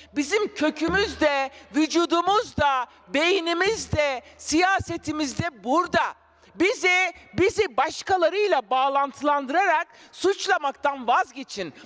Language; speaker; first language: Turkish; non-native, local second language; Kurdish